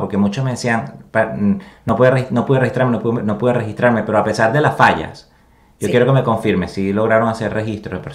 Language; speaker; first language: Spanish; native; Spanish